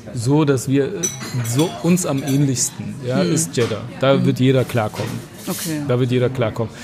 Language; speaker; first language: German; early bilingual, other home language; Arabic